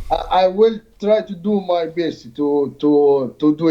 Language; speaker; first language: English; non-native, learner; Arabic